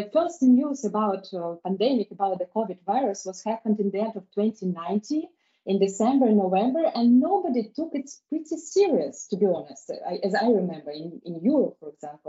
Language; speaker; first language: English; non-native, fluent; Russian